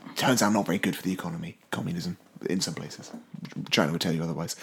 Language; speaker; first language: English; native; English